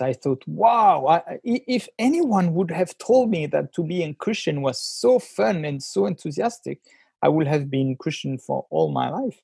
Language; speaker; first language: English; non-native, fluent; French